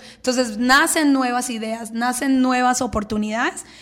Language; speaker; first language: Spanish; native; Spanish